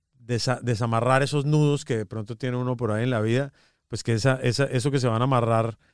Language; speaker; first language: Spanish; native; Spanish